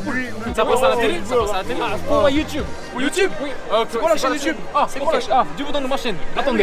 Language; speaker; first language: French; non-native, learner; Japanese